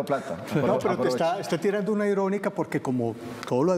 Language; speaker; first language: Spanish; native; Spanish